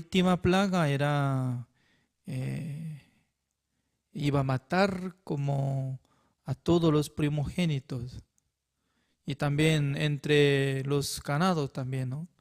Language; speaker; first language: Spanish; non-native, fluent; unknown